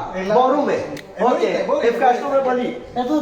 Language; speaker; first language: Greek; non-native, learner; Urdu